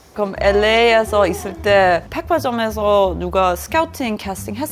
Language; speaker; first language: Korean; non-native, learner; German